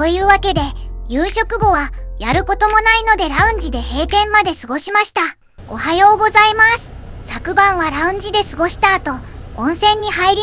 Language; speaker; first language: Japanese; native; Japanese